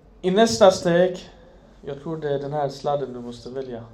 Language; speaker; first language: Swedish; non-native, fluent; Arabic